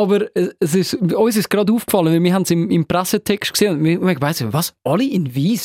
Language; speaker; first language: German; native; German